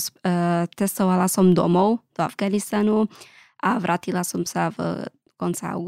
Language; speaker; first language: Slovak; non-native, learner; Pashto